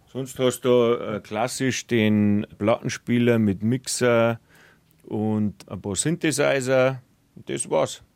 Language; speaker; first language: German; native; German